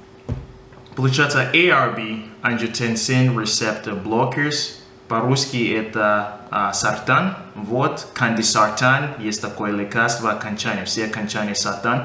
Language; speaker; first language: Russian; non-native, fluent; English